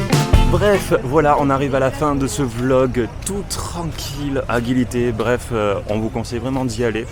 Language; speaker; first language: French; native; French